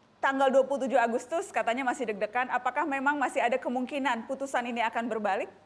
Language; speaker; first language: Indonesian; native; Indonesian